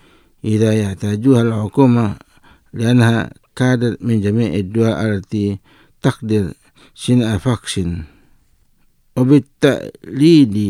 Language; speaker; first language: Arabic; non-native, fluent; Indonesian